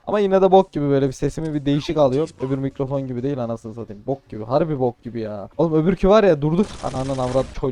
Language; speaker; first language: Turkish; native; Turkish